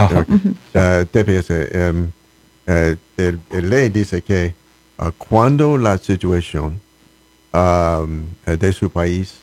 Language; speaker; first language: Spanish; non-native, learner; English